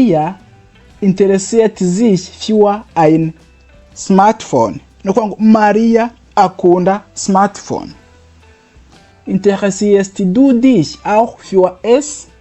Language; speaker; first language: German; non-native, fluent; Kinyarwanda